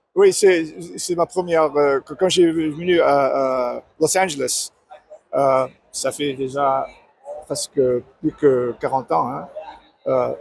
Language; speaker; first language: French; non-native, learner; English